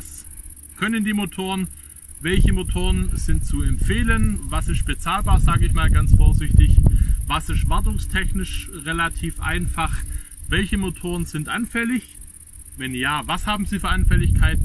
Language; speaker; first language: German; native; German